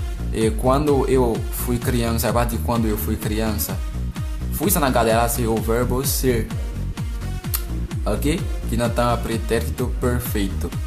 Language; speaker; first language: Portuguese; non-native, learner; Haitian Creole